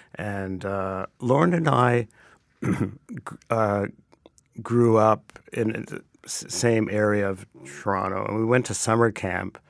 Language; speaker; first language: English; native; English